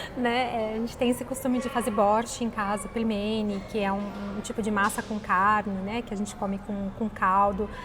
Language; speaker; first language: Portuguese; native; Portuguese